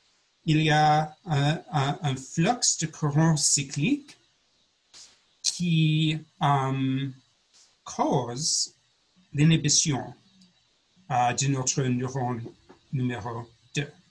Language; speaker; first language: French; non-native, learner; English